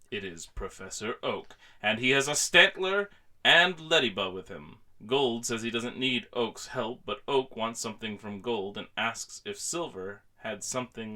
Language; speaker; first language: English; native; English